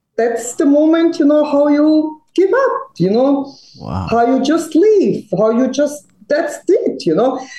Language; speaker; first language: English; non-native, fluent; Serbian